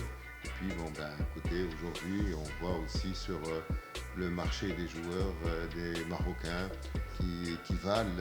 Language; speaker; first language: French; non-native, local second language; Arabic